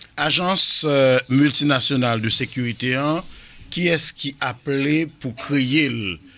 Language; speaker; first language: French; non-native, local second language; Haitian Creole